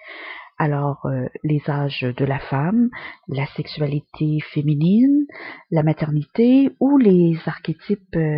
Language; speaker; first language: French; native; French